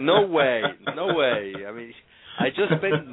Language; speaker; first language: English; non-native, fluent; Spanish